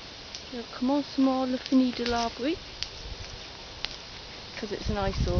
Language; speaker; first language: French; non-native, learner; English